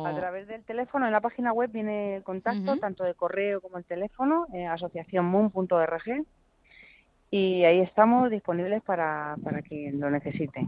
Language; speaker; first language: Spanish; native; Spanish